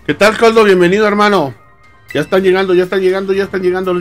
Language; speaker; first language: Spanish; native; Spanish